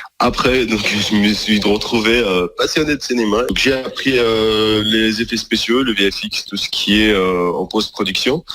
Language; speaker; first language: French; non-native, local second language; Arabic